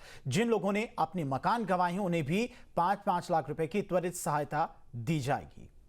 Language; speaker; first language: Hindi; native; Hindi